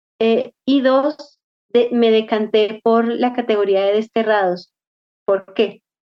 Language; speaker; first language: Spanish; native; Spanish